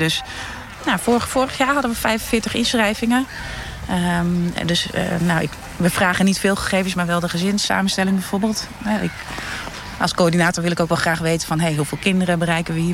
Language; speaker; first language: Dutch; native; Dutch